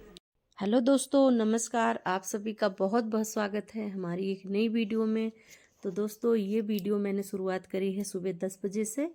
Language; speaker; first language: Hindi; native; Hindi